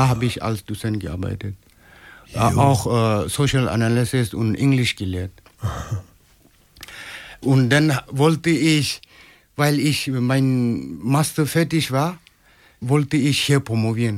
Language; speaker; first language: German; non-native, learner; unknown